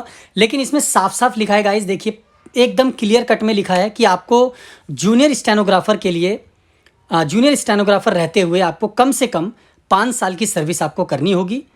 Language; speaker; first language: Hindi; native; Hindi